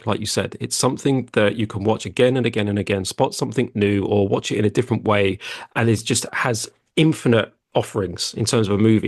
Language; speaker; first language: English; native; English